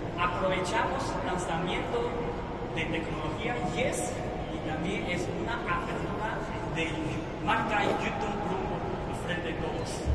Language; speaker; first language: Spanish; non-native, fluent; Chinese